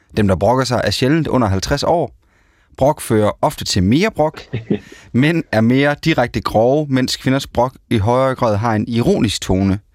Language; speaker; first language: Danish; native; Danish